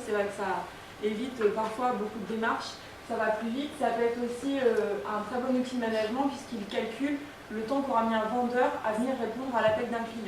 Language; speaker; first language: French; native; French